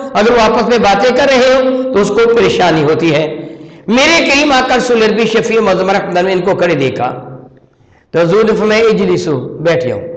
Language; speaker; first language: Urdu; non-native, local second language; Punjabi